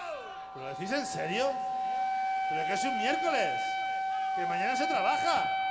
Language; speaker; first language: Spanish; native; Spanish